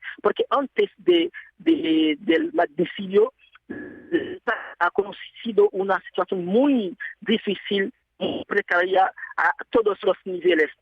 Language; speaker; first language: Spanish; non-native, fluent; Haitian Creole